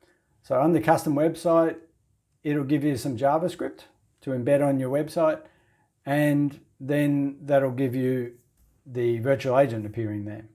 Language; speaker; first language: English; native; English